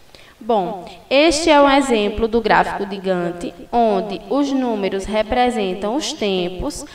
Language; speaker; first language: Portuguese; native; Portuguese